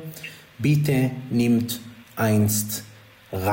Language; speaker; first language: German; non-native, fluent; Hebrew